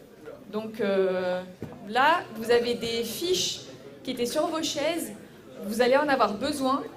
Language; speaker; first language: French; native; French